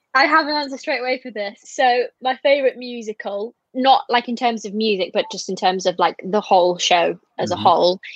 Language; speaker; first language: English; native; English